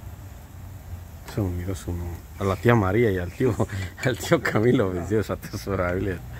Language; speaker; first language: Spanish; native; Spanish